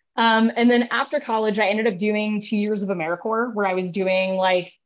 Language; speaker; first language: English; native; English